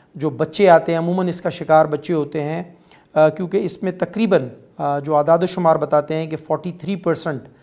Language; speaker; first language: Urdu; non-native, local second language; Pashto